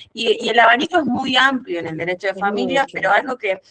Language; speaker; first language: Spanish; native; Spanish